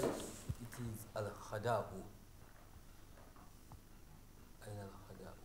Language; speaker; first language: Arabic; non-native, learner; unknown